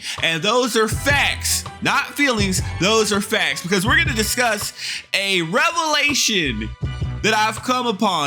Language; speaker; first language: English; native; English